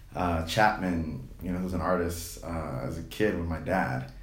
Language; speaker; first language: English; native; English